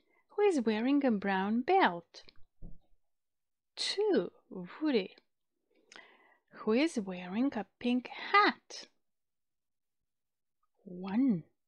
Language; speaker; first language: English; non-native, fluent; Macedonian